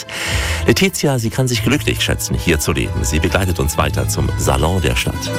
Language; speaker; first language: German; native; German